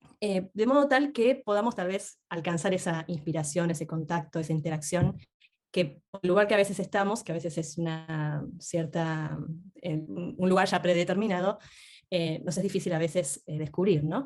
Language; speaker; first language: Spanish; native; Spanish